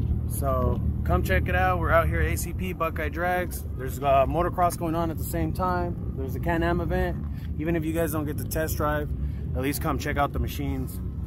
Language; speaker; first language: English; early bilingual, other home language; Spanish